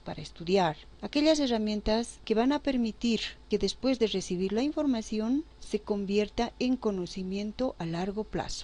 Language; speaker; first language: Spanish; native; Spanish